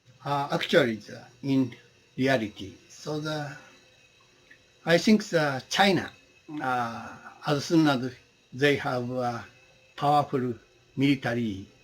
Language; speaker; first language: English; non-native, learner; Japanese